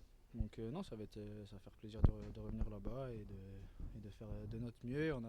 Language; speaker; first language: French; native; French